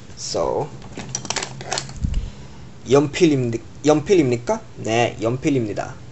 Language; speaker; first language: Korean; non-native, learner; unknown